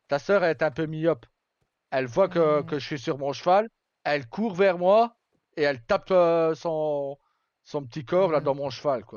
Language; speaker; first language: French; native; French